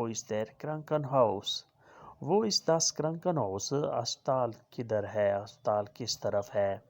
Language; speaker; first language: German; non-native, fluent; Urdu